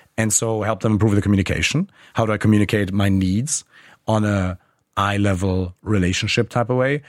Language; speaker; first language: English; non-native, fluent; German